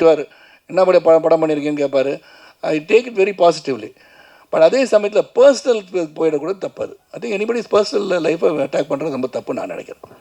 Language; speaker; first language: Tamil; native; Tamil